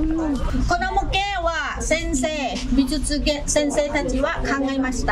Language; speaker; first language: Japanese; non-native, fluent; Thai